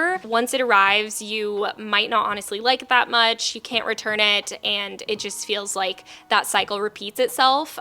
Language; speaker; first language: English; native; English